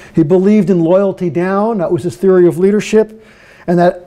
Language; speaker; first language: English; native; English